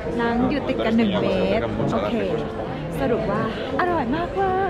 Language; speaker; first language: Thai; native; Thai